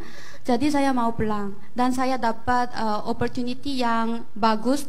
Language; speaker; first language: Indonesian; non-native, fluent; Korean